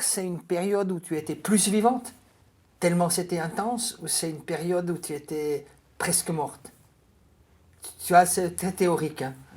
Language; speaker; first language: French; native; French